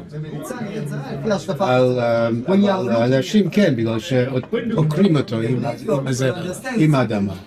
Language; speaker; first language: Hebrew; non-native, fluent; English